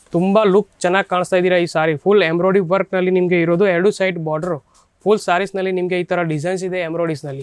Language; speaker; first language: Kannada; non-native, learner; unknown